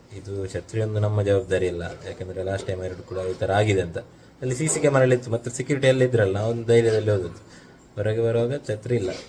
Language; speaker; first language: Kannada; non-native, local second language; Tulu